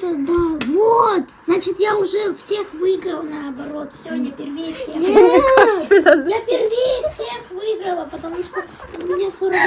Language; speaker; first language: Russian; early bilingual, other home language; Armenian